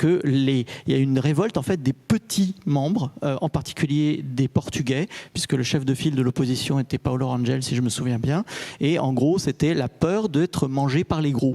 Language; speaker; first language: French; native; French